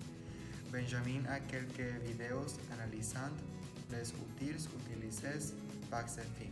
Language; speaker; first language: French; non-native, learner; Spanish